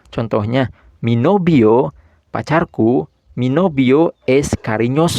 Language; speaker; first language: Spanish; non-native, fluent; Indonesian